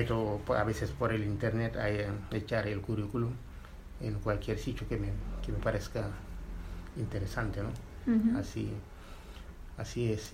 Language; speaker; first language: Spanish; non-native, fluent; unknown